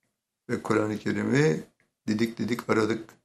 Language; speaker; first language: Turkish; native; Turkish